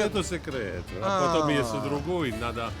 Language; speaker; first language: Russian; non-native, learner; Italian